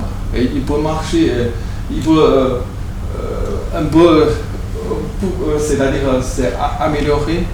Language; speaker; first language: French; non-native, learner; Chinese